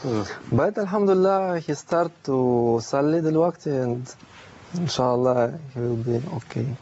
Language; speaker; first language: English; non-native, learner; Russian